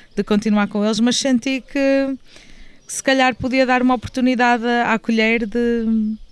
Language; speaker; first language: Portuguese; native; Portuguese